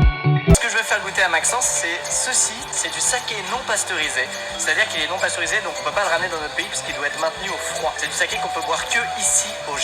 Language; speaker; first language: French; native; French